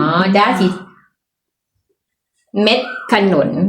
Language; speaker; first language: German; non-native, learner; Thai